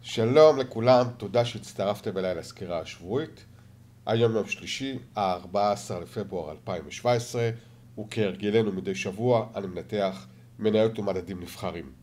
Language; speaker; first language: Hebrew; native; Hebrew